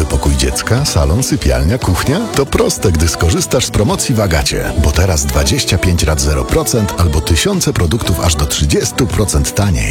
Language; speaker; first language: Polish; native; Polish